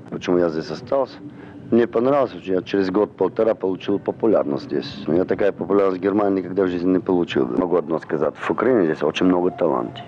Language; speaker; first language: Russian; non-native, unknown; Armenian